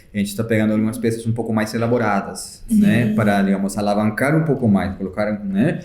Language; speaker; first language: Portuguese; non-native, fluent; Spanish